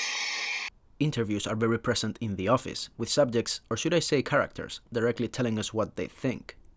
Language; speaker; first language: English; non-native, fluent; Spanish